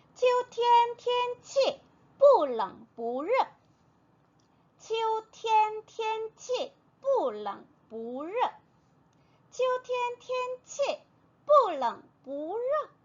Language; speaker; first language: Chinese; non-native, fluent; Korean